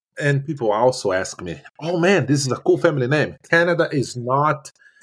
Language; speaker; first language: English; non-native, fluent; Portuguese